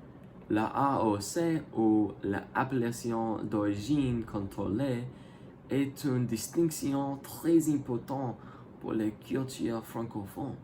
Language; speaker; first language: French; non-native, learner; English